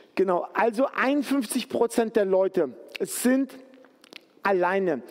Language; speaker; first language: German; native; German